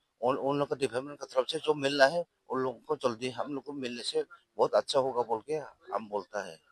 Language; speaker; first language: Hindi; non-native, local second language; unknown